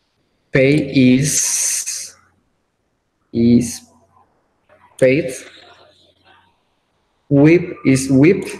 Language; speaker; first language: English; non-native, learner; Spanish